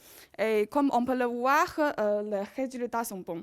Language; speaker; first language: French; non-native, learner; Chinese